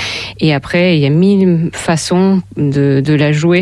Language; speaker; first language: French; non-native, fluent; Russian